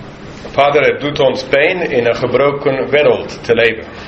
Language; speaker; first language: Dutch; non-native, fluent; English